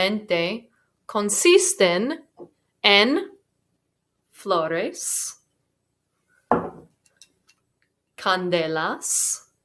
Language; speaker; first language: Spanish; non-native, fluent; English